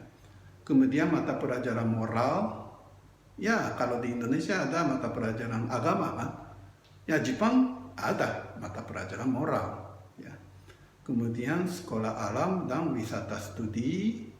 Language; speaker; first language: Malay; non-native, fluent; Japanese